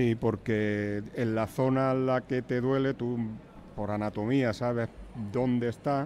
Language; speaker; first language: Spanish; native; Spanish